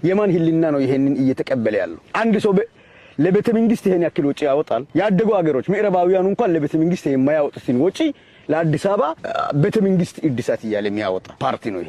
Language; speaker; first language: Amharic; non-native, local second language; Afar